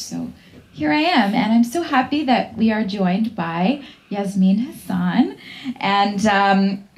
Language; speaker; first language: English; native; English